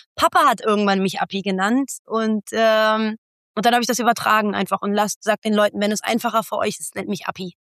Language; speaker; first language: German; early bilingual, other home language; Persian